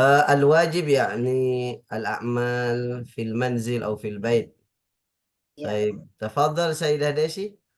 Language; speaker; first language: Arabic; non-native, fluent; Indonesian